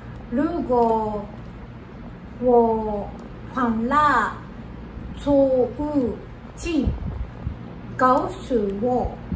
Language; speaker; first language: Chinese; non-native, learner; Japanese